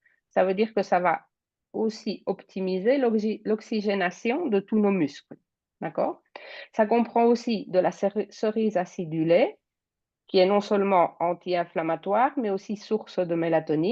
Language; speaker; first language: French; native; French